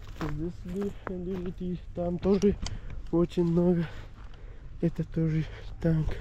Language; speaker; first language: Russian; non-native, learner; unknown